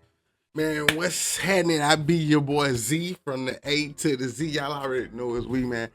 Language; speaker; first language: English; native; English